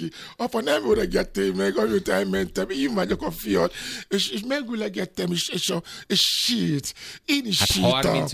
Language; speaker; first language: Hungarian; non-native, fluent; Yoruba